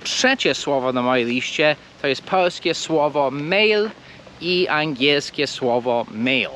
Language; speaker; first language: Polish; non-native, fluent; English